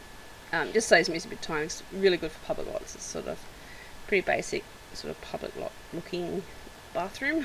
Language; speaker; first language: English; native; English